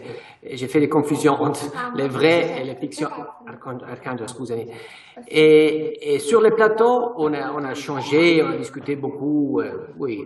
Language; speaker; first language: French; non-native, fluent; Italian